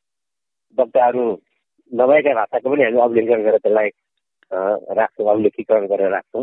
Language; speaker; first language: Nepali; native; Nepali